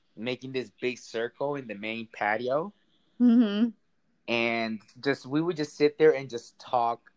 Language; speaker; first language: English; early bilingual, other home language; Spanish